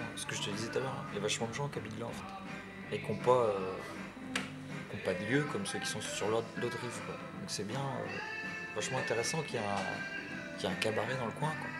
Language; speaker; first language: French; native; French